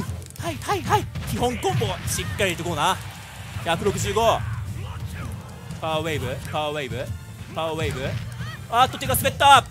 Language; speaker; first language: Japanese; native; Japanese